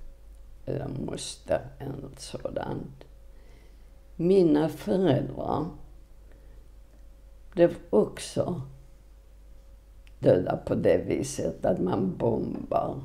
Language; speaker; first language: Swedish; non-native, fluent; Polish